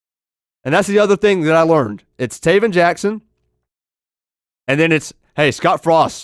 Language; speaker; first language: English; native; English